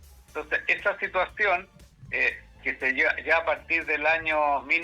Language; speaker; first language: Spanish; native; Spanish